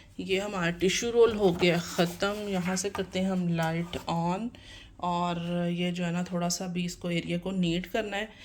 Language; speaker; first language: Urdu; non-native, local second language; Punjabi